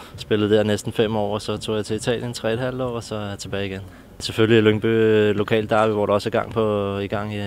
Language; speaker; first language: Danish; native; Danish